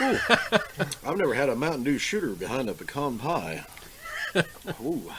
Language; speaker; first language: English; native; English